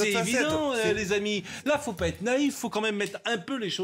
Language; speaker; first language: French; native; French